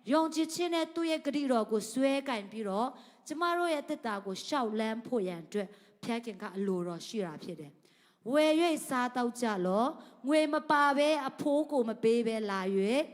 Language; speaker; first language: Burmese; non-native, local second language; Tedim Chin